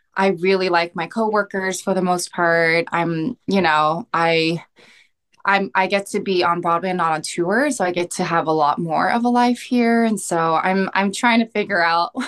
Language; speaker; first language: English; early bilingual, other home language; Korean